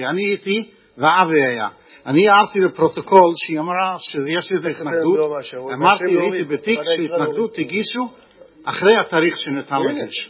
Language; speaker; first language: Hebrew; non-native, fluent; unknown